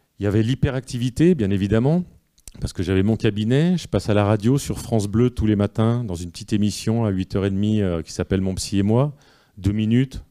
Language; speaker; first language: French; native; French